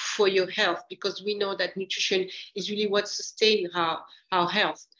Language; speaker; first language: English; early bilingual, other home language; French